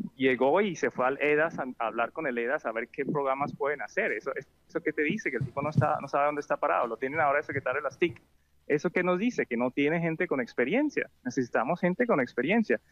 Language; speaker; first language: Spanish; native; Spanish